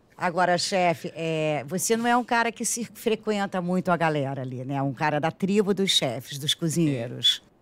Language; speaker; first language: Portuguese; native; Portuguese